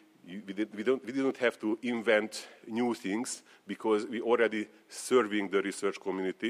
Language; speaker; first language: English; non-native, fluent; Hungarian